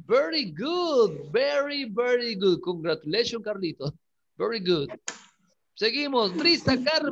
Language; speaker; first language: English; non-native, learner; Spanish